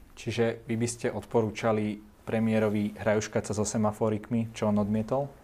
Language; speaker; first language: Slovak; native; Slovak